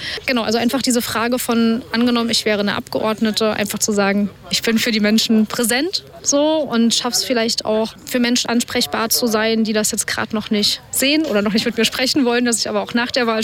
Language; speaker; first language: German; native; German